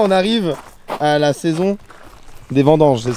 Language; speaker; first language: French; native; French